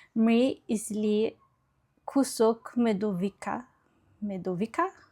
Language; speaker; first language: Russian; non-native, learner; Portuguese